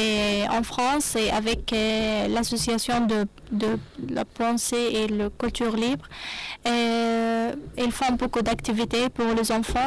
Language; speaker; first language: French; non-native, learner; Arabic